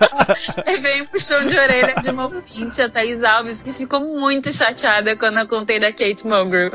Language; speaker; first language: Portuguese; native; Portuguese